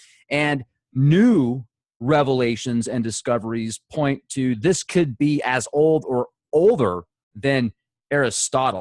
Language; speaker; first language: English; native; English